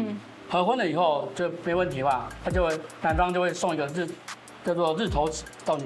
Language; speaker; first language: Chinese; native; Chinese